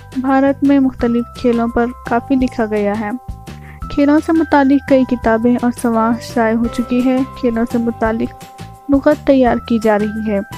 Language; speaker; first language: Urdu; native; Urdu